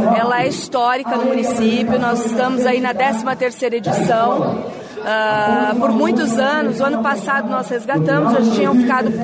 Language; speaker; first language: Portuguese; native; Portuguese